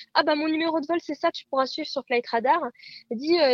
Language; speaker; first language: French; native; French